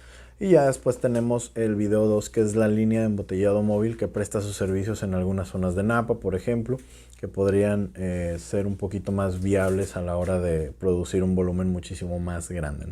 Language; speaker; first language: Spanish; native; Spanish